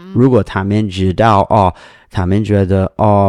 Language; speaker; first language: Chinese; non-native, learner; English